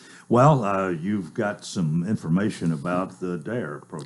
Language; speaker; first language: English; native; English